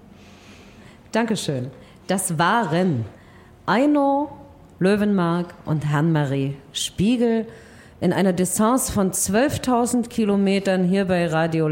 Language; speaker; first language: German; native; German